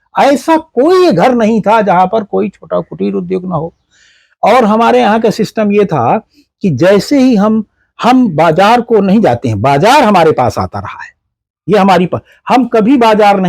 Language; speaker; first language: Hindi; native; Hindi